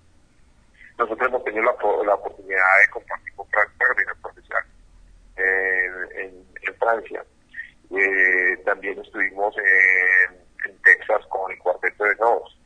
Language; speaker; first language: Spanish; native; Spanish